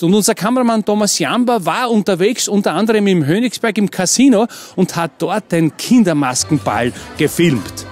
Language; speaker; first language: German; native; German